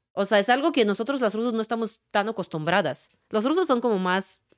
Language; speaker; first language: Spanish; non-native, fluent; Russian